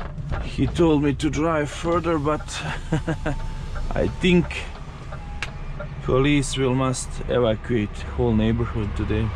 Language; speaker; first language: English; non-native, learner; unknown